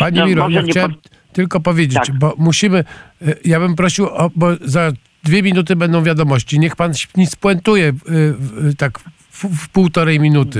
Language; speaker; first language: Polish; native; Polish